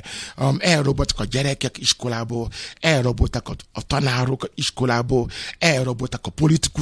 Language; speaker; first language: Hungarian; non-native, learner; Yoruba